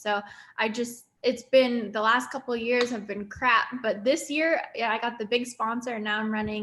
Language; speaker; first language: English; native; English